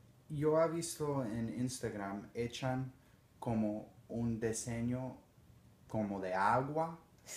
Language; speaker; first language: Spanish; early bilingual, heritage; Spanish